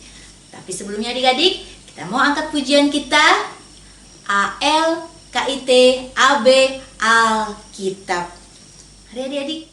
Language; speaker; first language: Indonesian; native; Indonesian